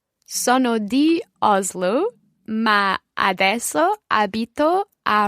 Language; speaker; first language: Italian; non-native, learner; English